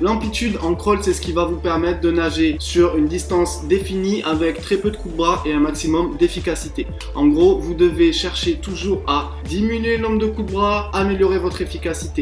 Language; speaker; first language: French; native; French